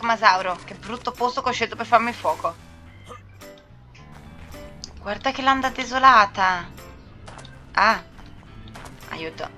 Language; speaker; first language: Italian; native; Italian